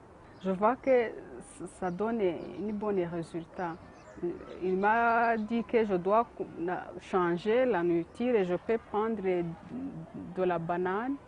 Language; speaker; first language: French; non-native, local second language; Kinyarwanda